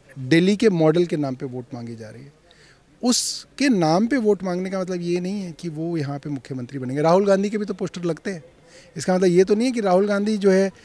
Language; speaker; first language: Hindi; native; Hindi